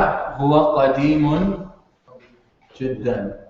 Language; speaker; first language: Arabic; non-native, fluent; English